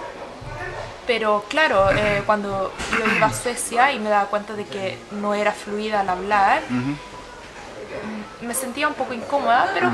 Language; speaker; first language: Spanish; early bilingual, heritage; Swedish